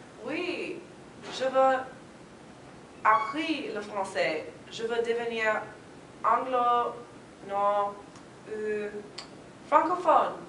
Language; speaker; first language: French; non-native, learner; English